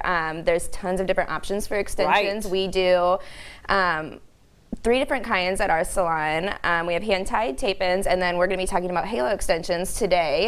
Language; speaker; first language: English; native; English